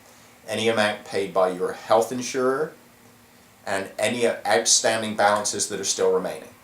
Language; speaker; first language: English; native; English